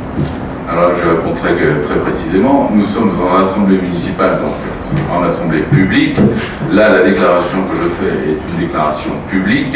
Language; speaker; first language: French; native; French